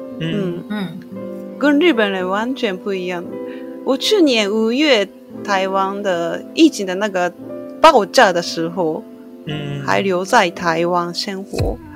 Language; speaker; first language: Chinese; non-native, learner; Japanese